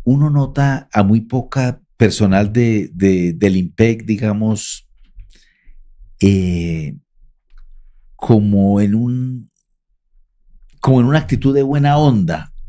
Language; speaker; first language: Spanish; native; Spanish